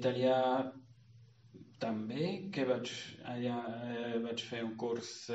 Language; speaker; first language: Catalan; non-native, fluent; German